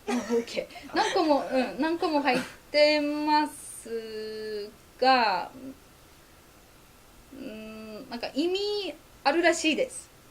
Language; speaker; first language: Japanese; non-native, fluent; Polish